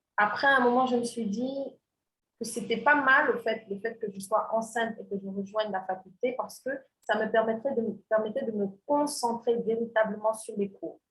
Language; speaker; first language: French; non-native, local second language; Wolof